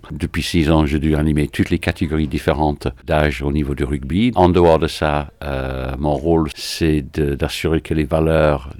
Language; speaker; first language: French; non-native, fluent; English